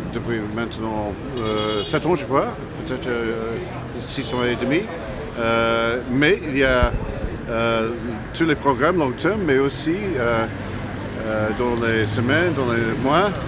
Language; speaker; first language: French; non-native, learner; English